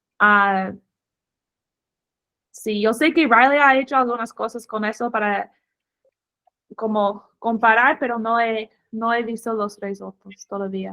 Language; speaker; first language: Spanish; non-native, fluent; English